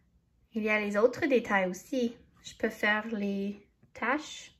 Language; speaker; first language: French; non-native, fluent; English